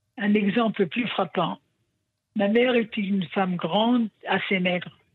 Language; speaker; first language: French; non-native, local second language; Yiddish